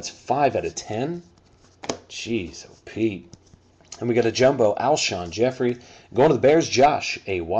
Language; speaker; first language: English; native; English